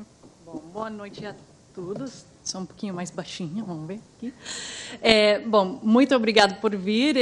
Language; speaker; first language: Portuguese; non-native, fluent; English